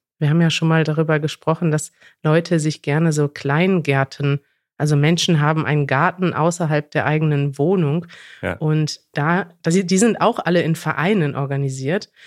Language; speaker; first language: German; native; German